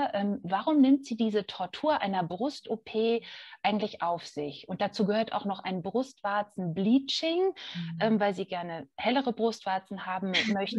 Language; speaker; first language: German; native; German